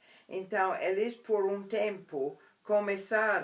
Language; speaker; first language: Portuguese; non-native, fluent; English